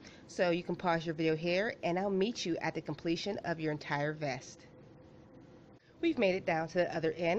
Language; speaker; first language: English; native; English